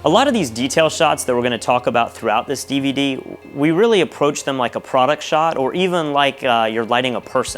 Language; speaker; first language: English; native; English